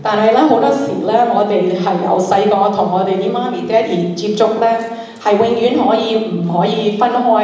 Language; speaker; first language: Cantonese; early bilingual, heritage; Cantonese